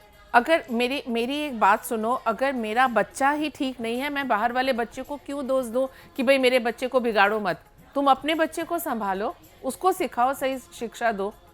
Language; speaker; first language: Hindi; native; Hindi